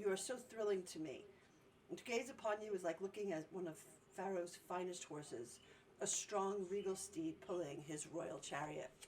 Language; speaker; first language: English; native; English